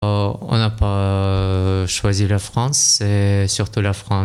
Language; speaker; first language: French; non-native, learner; Russian